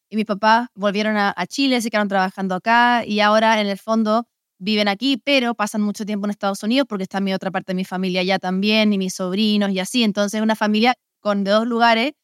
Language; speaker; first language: Spanish; early bilingual, heritage; Spanish